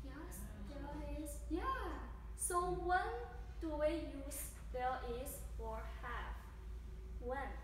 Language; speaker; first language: English; non-native, fluent; Chinese